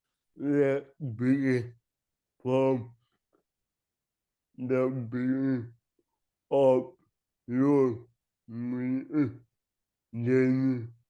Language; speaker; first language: English; non-native, learner; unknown